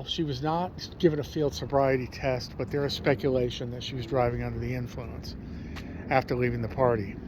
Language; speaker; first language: English; native; English